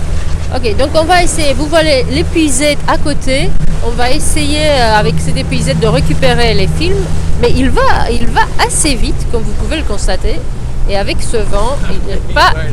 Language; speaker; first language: French; native; French